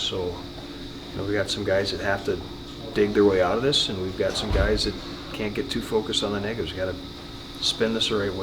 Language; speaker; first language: English; native; English